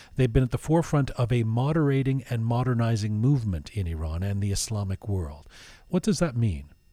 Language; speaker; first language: English; early bilingual, other home language; Persian